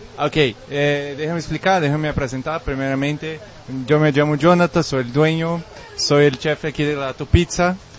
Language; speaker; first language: Spanish; non-native, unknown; Portuguese